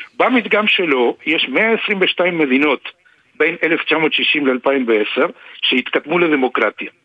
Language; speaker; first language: Hebrew; non-native, fluent; Spanish